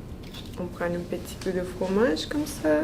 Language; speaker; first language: French; non-native, learner; Spanish